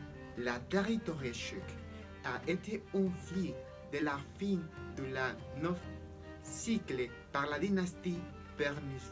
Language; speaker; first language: French; non-native, learner; Spanish